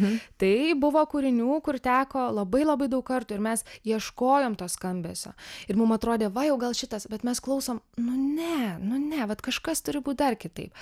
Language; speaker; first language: Lithuanian; native; Lithuanian